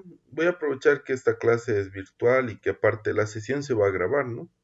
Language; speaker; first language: Spanish; native; Spanish